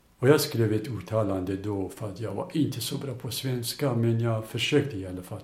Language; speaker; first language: Swedish; non-native, fluent; Kurdish